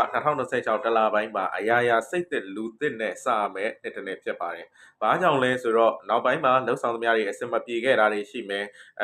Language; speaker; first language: Burmese; native; Burmese